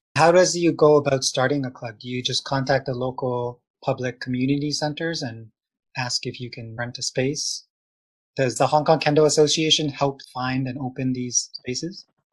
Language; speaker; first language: English; early bilingual, other home language; Chinese